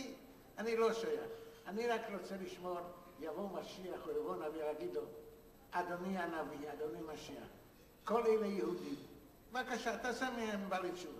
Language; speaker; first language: Hebrew; non-native, fluent; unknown